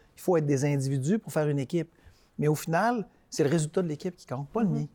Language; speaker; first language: French; native; French